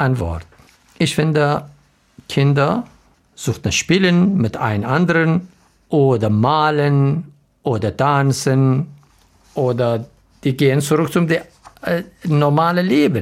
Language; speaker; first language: German; non-native, learner; Arabic